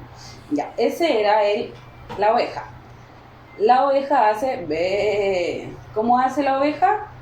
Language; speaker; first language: Spanish; native; Spanish